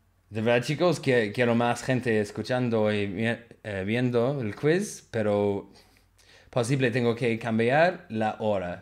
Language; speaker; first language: Spanish; non-native, learner; English